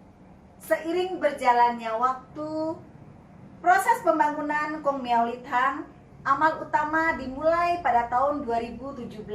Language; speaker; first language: Indonesian; native; Indonesian